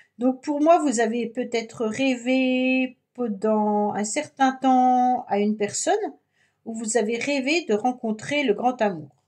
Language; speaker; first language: French; native; French